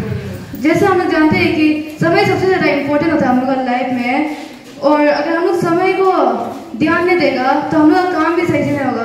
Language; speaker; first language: Hindi; non-native, local second language; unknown